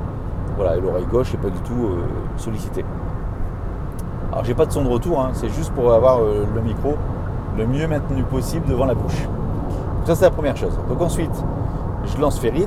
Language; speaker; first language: French; native; French